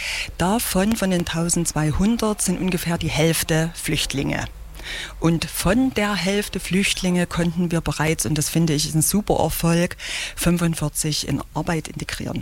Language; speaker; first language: German; native; German